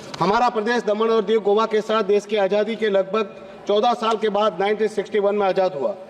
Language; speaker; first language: Hindi; non-native, local second language; Gujarati